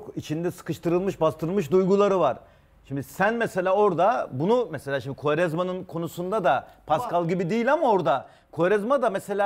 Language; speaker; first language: Turkish; native; Turkish